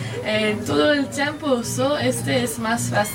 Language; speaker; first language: Spanish; non-native, learner; French